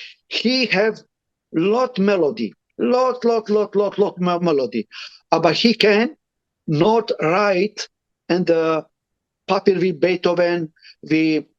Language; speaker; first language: English; non-native, learner; Romany